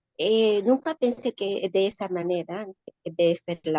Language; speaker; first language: Spanish; non-native, learner; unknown